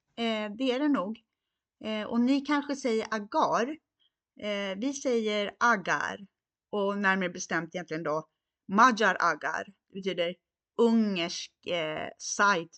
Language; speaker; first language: Swedish; non-native, fluent; Hungarian